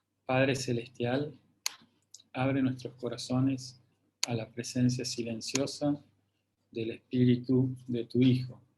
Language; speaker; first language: Spanish; native; Spanish